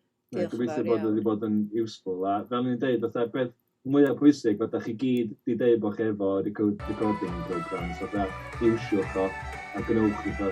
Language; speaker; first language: Welsh; native; Welsh